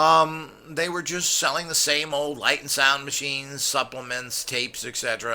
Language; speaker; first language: English; native; English